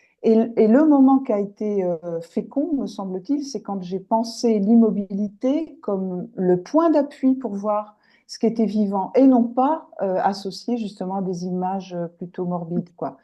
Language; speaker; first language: French; native; French